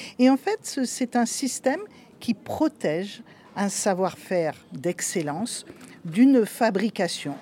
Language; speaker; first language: French; native; French